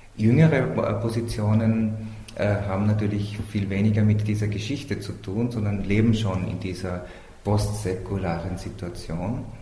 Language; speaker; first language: German; native; German